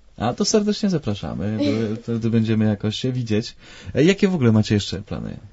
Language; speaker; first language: Polish; native; Polish